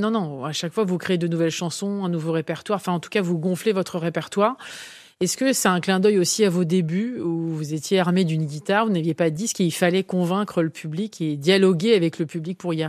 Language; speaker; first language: French; native; French